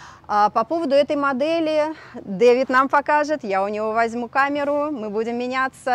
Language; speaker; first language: Russian; native; Russian